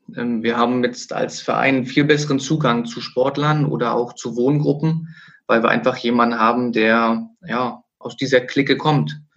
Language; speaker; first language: German; native; German